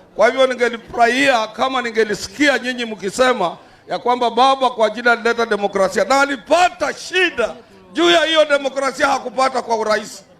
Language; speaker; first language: Swahili; non-native, local second language; Luyia